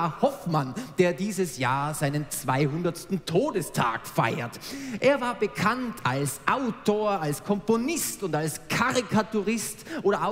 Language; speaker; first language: German; native; German